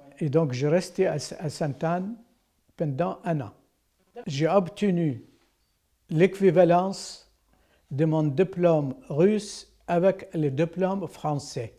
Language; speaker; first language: French; non-native, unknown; Arabic